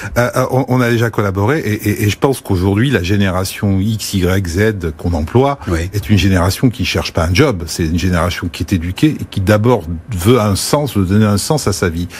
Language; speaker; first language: French; early bilingual, other home language; Arabic